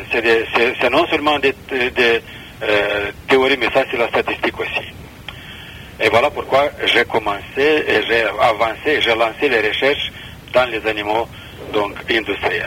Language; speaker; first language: French; non-native, fluent; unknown